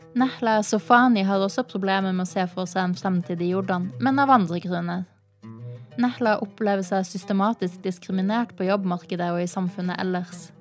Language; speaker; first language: Norwegian; native; Norwegian